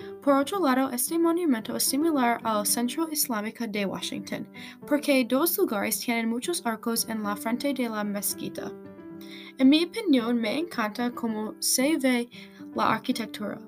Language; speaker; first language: Spanish; non-native, learner; English